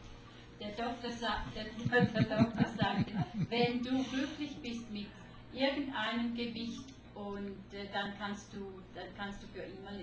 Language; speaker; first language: German; non-native, fluent; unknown